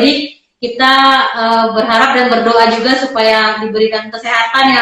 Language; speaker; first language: Indonesian; native; Indonesian